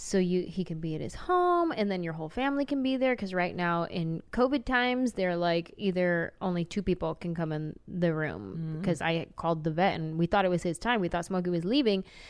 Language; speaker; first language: English; native; English